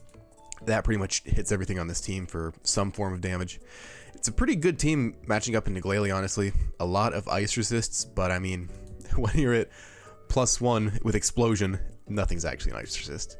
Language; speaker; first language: English; native; English